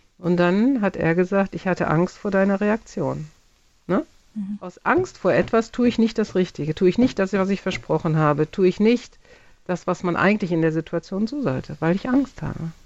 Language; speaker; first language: German; native; German